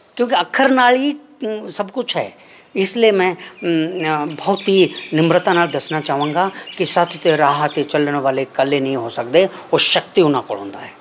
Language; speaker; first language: Punjabi; non-native, fluent; Kannada